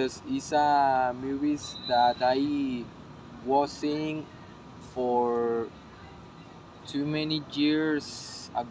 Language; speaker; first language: English; non-native, learner; Spanish